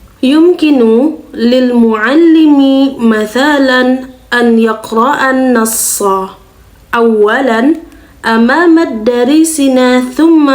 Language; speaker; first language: Arabic; non-native, learner; Indonesian